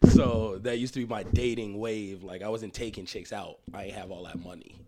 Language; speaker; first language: English; early bilingual, other home language; Spanish